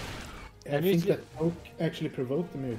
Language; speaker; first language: English; non-native, fluent; Swedish